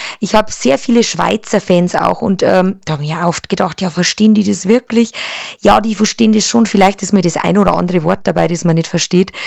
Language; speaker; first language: German; native; German